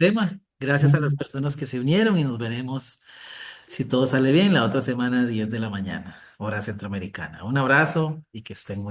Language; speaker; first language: Spanish; native; Spanish